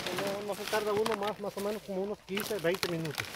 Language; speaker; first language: Spanish; native; Spanish